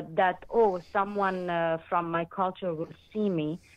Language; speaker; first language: English; non-native, fluent; Arabic